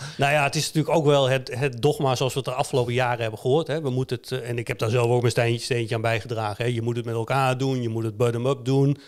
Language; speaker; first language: Dutch; native; Dutch